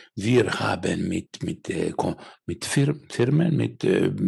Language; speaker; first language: German; non-native, learner; Finnish